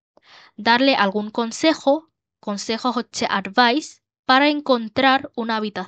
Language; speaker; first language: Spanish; non-native, learner; Bangla